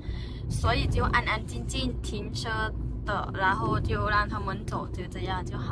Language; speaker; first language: Chinese; non-native, learner; Thai